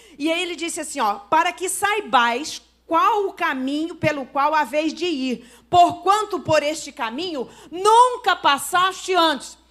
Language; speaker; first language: Portuguese; native; Portuguese